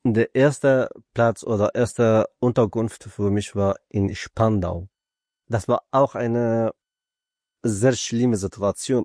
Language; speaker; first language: German; non-native, learner; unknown